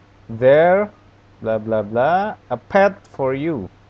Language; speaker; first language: English; non-native, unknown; Indonesian